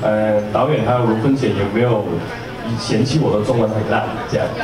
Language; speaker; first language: Chinese; early bilingual, heritage; Chinese